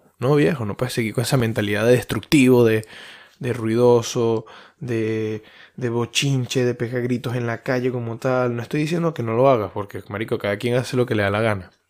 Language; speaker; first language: Spanish; native; Spanish